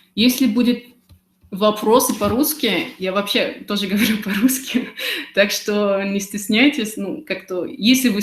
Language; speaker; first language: Russian; non-native, fluent; English